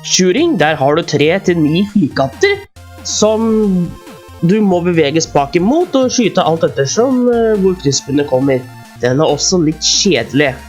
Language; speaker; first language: Norwegian; native; Norwegian